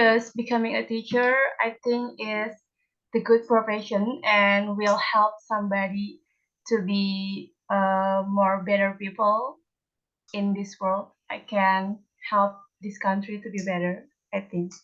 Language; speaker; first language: English; non-native, learner; Indonesian